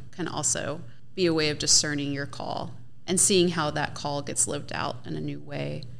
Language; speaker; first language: English; native; English